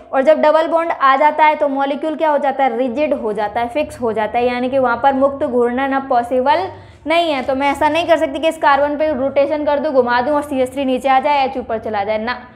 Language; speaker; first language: Hindi; native; Hindi